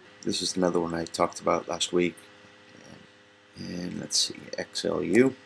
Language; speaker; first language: English; native; English